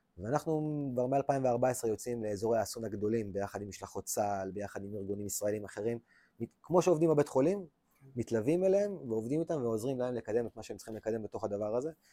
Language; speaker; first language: Hebrew; native; Hebrew